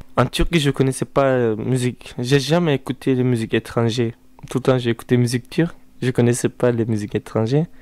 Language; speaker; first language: French; non-native, learner; Turkish